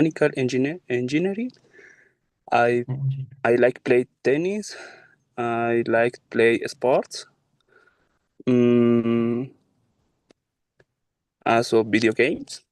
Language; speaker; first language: English; non-native, learner; Spanish